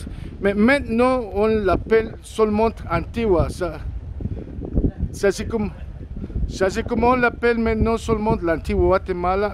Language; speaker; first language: French; non-native, learner; Spanish